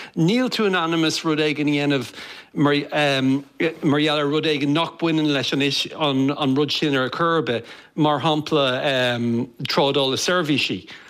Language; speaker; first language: Irish; non-native, local second language; English